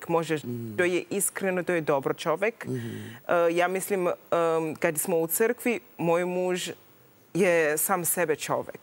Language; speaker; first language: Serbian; non-native, learner; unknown